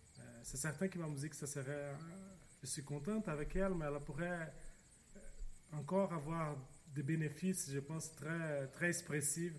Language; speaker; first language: French; non-native, fluent; Portuguese